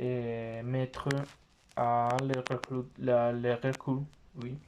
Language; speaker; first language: French; non-native, learner; Spanish